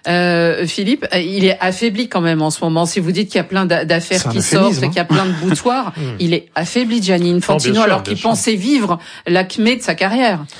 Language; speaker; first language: French; native; French